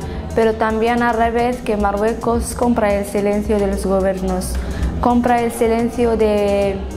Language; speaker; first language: Spanish; non-native, fluent; Arabic